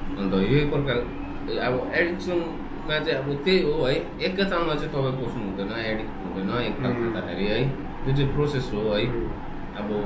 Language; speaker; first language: Nepali; native; Nepali